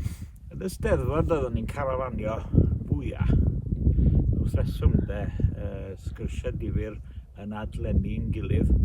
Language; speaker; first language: Welsh; native; Welsh